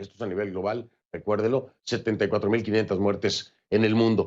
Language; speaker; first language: Spanish; native; Spanish